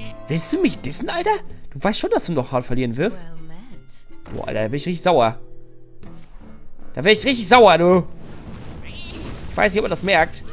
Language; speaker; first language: German; native; German